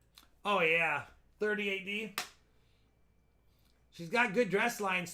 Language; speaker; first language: English; native; English